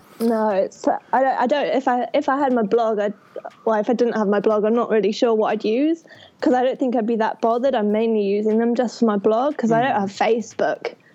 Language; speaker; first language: English; native; English